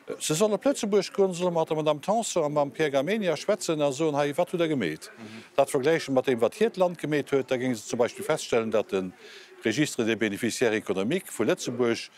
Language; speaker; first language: Luxembourgish; native; Luxembourgish